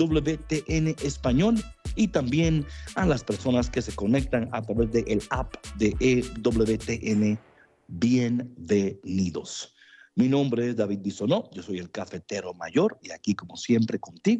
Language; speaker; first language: Spanish; native; Spanish